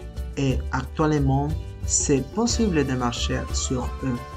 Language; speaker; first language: French; non-native, learner; Spanish